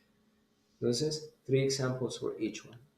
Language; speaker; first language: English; non-native, fluent; Spanish